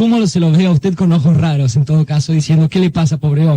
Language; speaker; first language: Spanish; native; Spanish